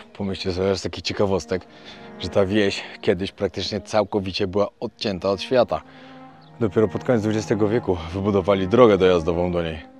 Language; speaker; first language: Polish; native; Polish